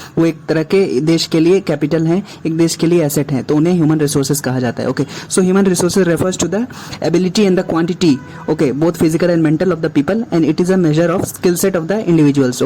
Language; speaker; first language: Hindi; native; Hindi